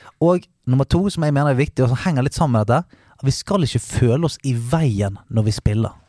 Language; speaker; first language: Norwegian; native; Norwegian